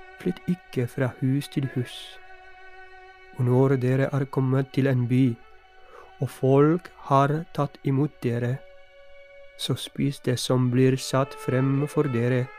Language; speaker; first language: Norwegian; non-native, fluent; Polish